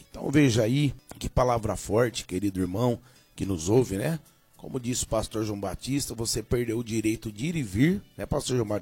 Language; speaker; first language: Portuguese; native; Portuguese